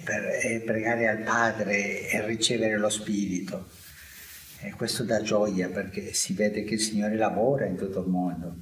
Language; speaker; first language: Italian; non-native, fluent; Spanish